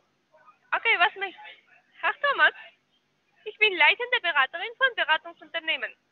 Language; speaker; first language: German; non-native, learner; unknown